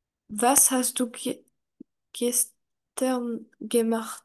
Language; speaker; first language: German; non-native, learner; French